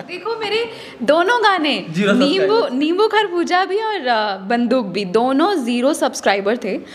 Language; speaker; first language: Hindi; native; Hindi